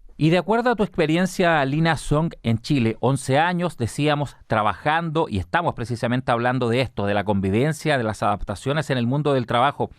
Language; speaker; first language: Spanish; native; Spanish